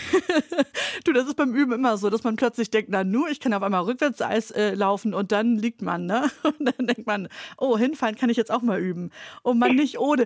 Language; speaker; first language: German; native; German